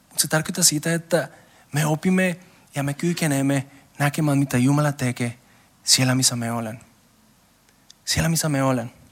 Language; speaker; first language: Finnish; non-native, learner; Spanish